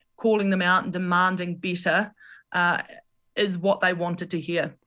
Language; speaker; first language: English; native; English